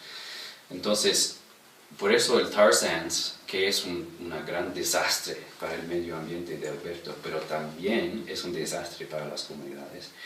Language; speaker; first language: Spanish; non-native, fluent; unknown